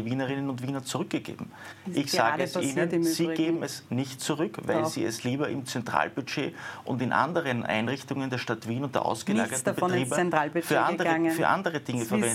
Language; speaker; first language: German; native; German